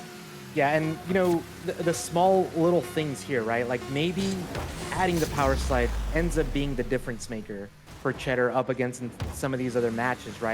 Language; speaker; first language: English; native; English